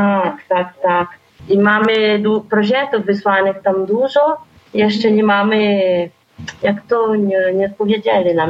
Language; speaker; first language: Polish; early bilingual, heritage; Polish